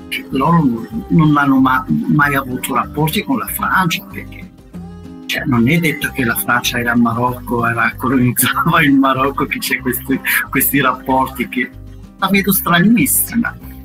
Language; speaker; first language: Italian; non-native, fluent; Arabic